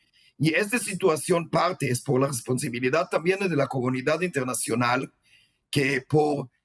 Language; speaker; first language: Spanish; non-native, fluent; Hebrew